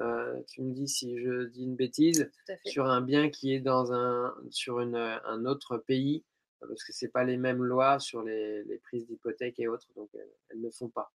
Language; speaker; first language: French; native; French